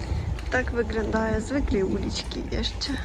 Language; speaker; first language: Polish; non-native, learner; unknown